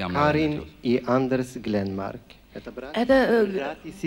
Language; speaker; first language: Russian; non-native, fluent; Swedish